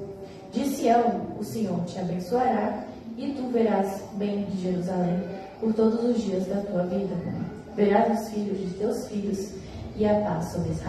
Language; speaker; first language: Portuguese; native; Portuguese